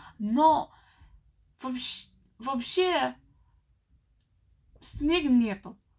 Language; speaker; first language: Russian; non-native, learner; English